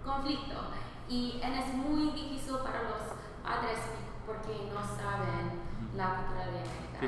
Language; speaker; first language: Spanish; early bilingual, heritage; Spanish